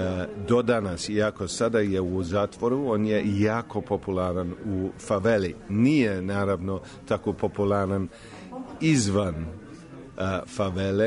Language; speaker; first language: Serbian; non-native, fluent; English